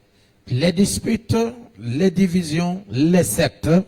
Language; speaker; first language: French; non-native, local second language; Lingala